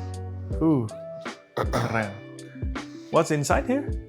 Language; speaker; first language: English; non-native, fluent; Indonesian